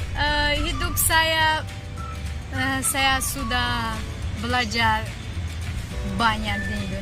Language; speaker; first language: Indonesian; non-native, learner; Tajik